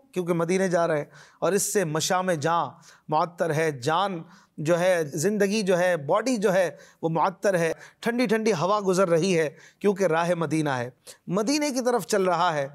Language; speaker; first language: Urdu; native; Urdu